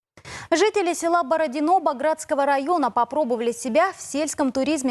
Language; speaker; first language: Russian; native; Russian